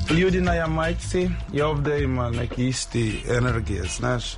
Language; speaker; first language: Serbian; non-native, learner; English